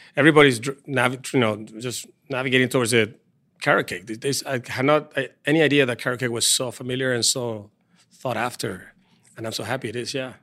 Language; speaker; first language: English; non-native, fluent; Spanish